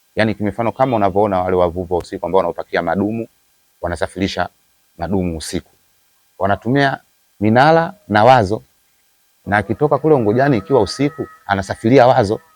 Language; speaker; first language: Swahili; native; Swahili